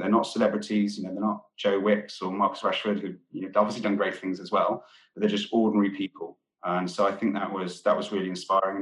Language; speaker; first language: English; native; English